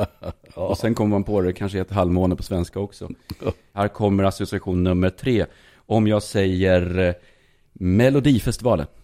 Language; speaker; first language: Swedish; native; Swedish